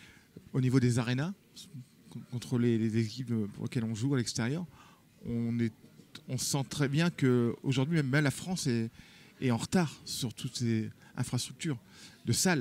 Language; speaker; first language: French; native; French